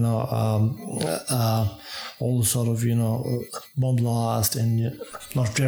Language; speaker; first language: English; non-native, local second language; Urdu